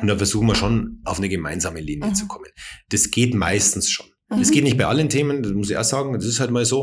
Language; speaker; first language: German; native; German